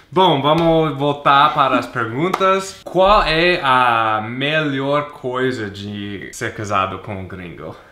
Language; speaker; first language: Portuguese; non-native, fluent; English